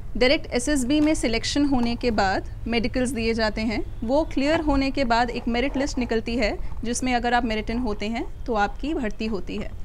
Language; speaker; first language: Hindi; native; Hindi